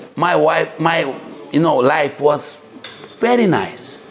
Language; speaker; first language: English; non-native, learner; Bulgarian